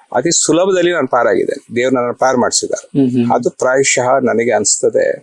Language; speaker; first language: Kannada; native; Kannada